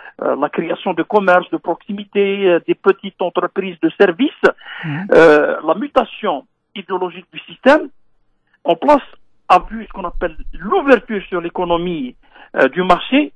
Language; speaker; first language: French; non-native, local second language; Kabyle